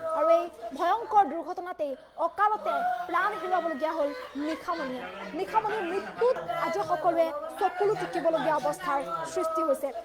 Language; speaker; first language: Assamese; native; Assamese